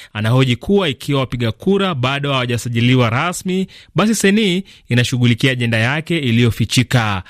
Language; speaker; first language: Swahili; non-native, local second language; Rundi